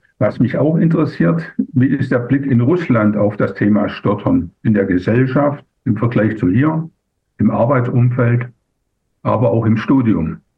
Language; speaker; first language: German; native; German